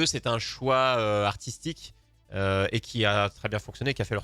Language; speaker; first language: French; native; French